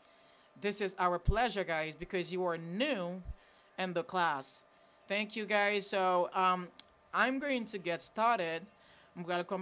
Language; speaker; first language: English; non-native, fluent; Haitian Creole